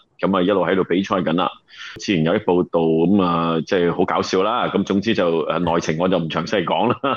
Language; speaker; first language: Cantonese; native; Cantonese